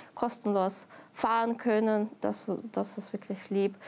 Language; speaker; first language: German; non-native, fluent; Ukrainian